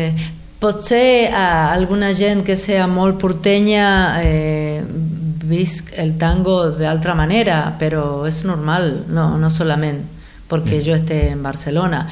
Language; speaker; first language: Catalan; non-native, learner; Spanish